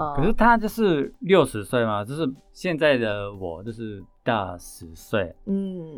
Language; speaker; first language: Chinese; non-native, fluent; Japanese